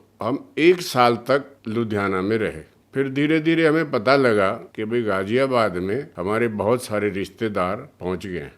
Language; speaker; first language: Hindi; early bilingual, other home language; Punjabi